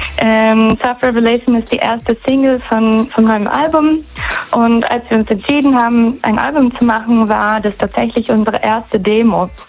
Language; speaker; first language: German; non-native, fluent; Portuguese